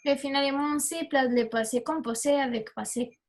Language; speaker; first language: French; non-native, learner; Spanish